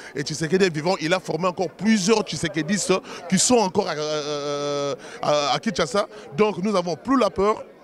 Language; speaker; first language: French; non-native, local second language; Lingala